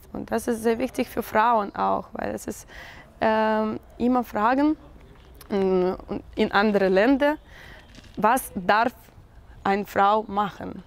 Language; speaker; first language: German; non-native, learner; Russian